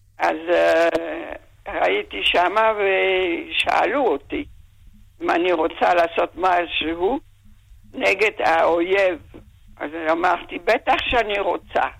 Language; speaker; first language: Hebrew; non-native, fluent; German